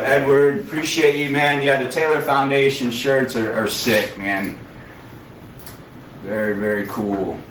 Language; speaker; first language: English; native; English